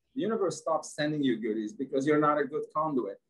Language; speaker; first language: English; non-native, fluent; Arabic